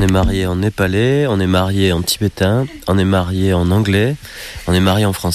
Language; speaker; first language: French; native; French